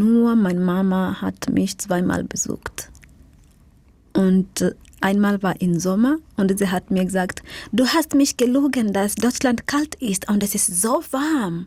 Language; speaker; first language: German; non-native, learner; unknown